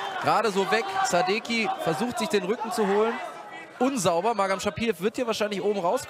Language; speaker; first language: German; native; German